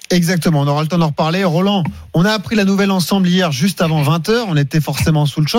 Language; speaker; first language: French; native; French